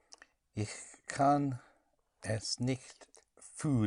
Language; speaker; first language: German; non-native, learner; English